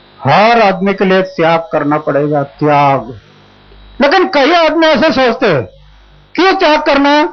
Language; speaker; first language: Hindi; non-native, local second language; Marathi